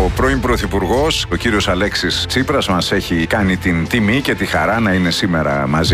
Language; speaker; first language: Greek; native; Greek